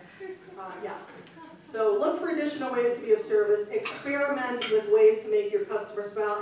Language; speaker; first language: English; native; English